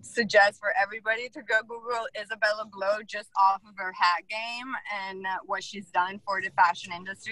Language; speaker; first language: English; non-native, fluent; Italian